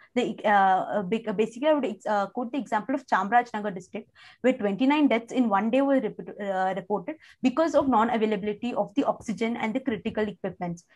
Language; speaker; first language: English; non-native, local second language; Kannada